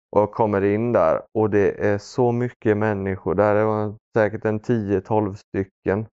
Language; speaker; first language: Swedish; early bilingual, other home language; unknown